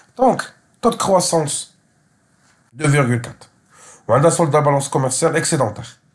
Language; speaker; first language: French; non-native, local second language; Arabic